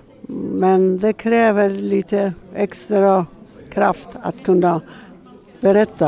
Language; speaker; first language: Swedish; non-native, fluent; Persian